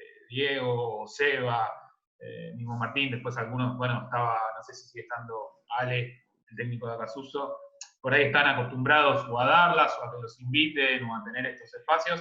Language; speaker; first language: Spanish; native; Spanish